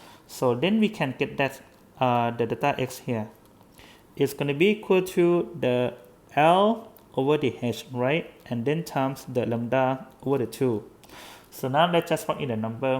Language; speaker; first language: English; non-native, fluent; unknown